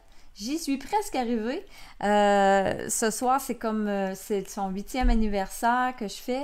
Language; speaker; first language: French; native; French